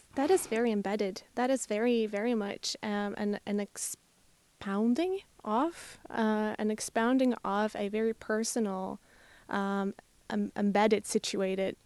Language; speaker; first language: English; non-native, fluent; Slovak